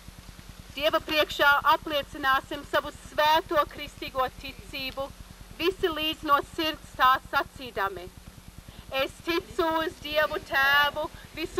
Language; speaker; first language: Latvian; early bilingual, heritage; Latvian